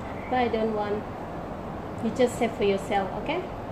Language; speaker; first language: English; non-native, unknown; Indonesian